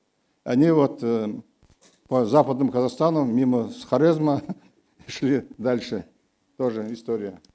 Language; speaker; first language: Russian; non-native, local second language; Kazakh